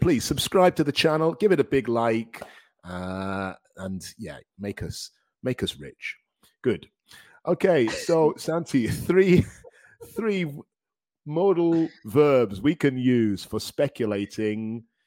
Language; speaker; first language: English; native; English